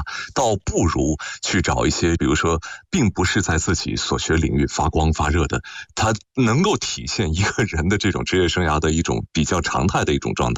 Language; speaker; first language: Chinese; native; Chinese